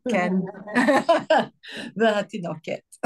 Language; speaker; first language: Hebrew; non-native, learner; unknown